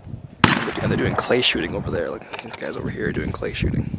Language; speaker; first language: English; native; English